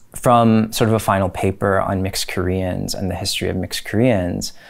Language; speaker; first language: English; native; English